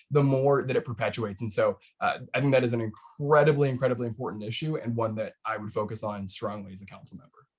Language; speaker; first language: English; native; English